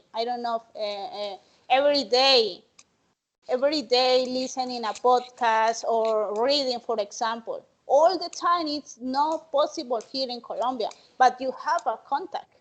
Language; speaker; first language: English; non-native, learner; Spanish